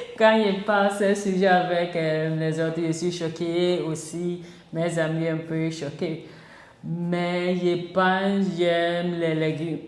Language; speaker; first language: French; non-native, learner; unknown